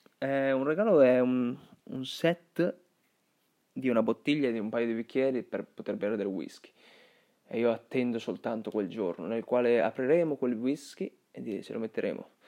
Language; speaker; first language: Italian; early bilingual, other home language; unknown